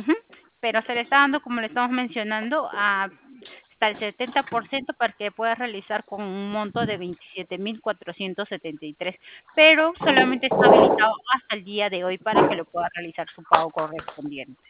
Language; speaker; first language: Spanish; native; Spanish